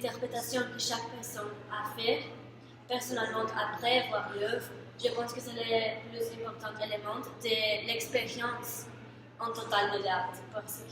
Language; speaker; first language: French; non-native, learner; Spanish